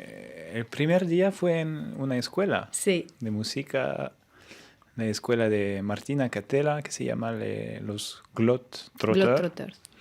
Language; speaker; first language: Spanish; non-native, fluent; French